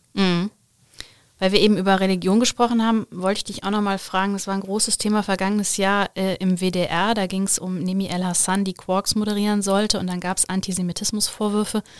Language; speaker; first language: German; native; German